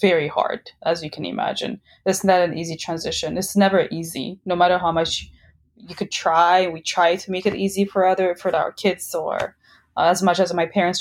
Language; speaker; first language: English; non-native, fluent; Amharic